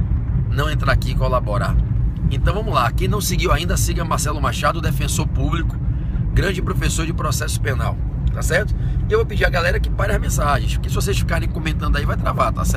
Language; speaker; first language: Portuguese; native; Portuguese